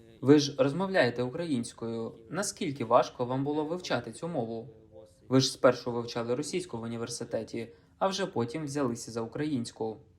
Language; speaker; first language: Ukrainian; native; Ukrainian